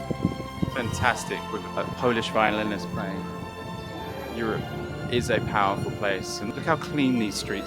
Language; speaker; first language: English; native; English